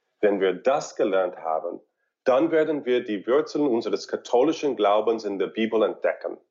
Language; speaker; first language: German; non-native, fluent; English